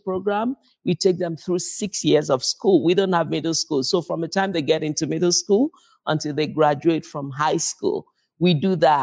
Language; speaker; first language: English; non-native, local second language; Igbo